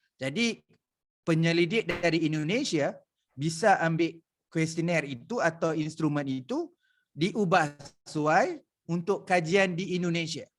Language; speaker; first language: Malay; native; Malay